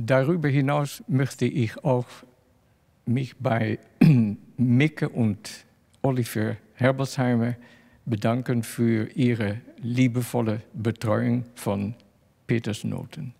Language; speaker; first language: German; non-native, fluent; Dutch